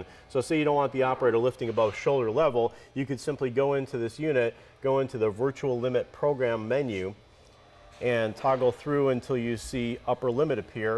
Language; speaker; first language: English; native; English